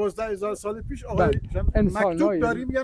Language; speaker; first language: Persian; native; Persian